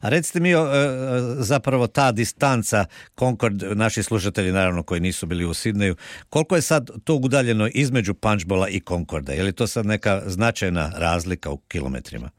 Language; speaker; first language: Serbian; native; Serbian